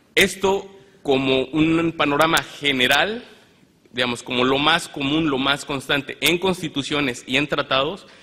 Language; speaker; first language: Spanish; native; Spanish